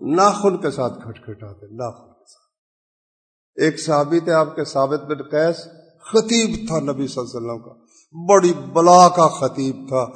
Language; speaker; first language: Urdu; non-native, local second language; Punjabi